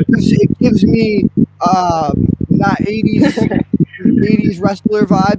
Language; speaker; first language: English; native; English